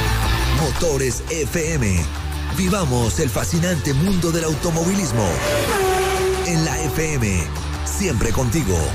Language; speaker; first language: Spanish; native; Spanish